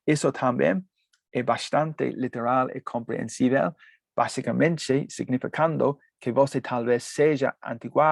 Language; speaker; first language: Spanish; non-native, learner; English